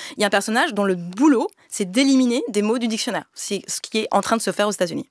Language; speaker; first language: French; native; French